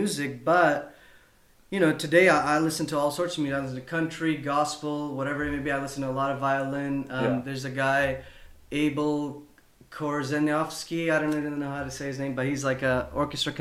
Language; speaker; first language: English; non-native, local second language; Urdu